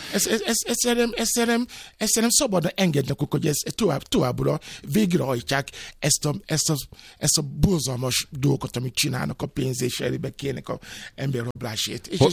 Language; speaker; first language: Hungarian; non-native, fluent; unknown